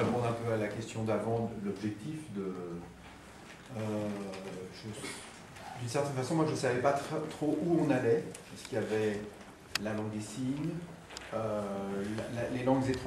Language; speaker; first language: French; native; French